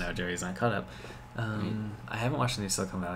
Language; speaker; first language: English; native; English